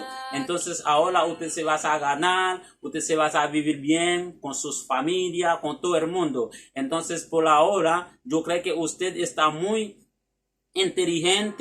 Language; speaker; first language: Spanish; non-native, learner; Haitian Creole